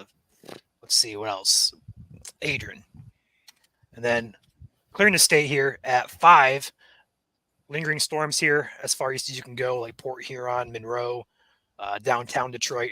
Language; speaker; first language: English; native; English